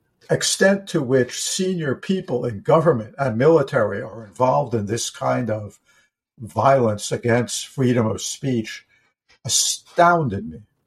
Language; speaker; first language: English; native; English